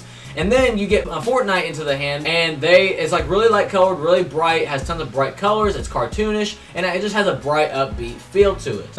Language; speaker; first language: English; native; English